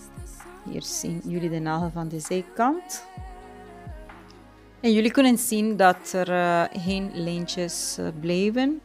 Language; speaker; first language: Dutch; non-native, fluent; Spanish